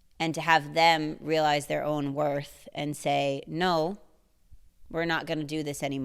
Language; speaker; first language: English; native; English